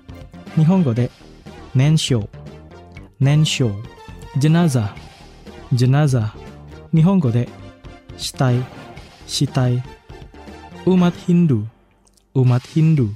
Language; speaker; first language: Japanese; non-native, fluent; Indonesian